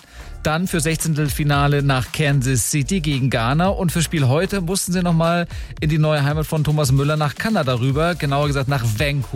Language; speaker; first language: German; native; German